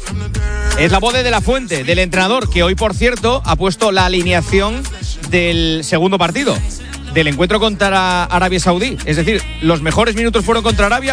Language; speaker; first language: Spanish; native; Spanish